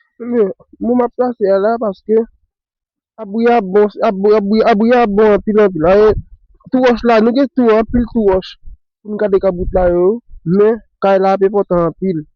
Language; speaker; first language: Haitian Creole; native; Haitian Creole